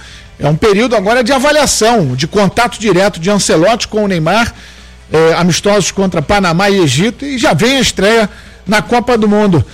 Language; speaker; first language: Portuguese; native; Portuguese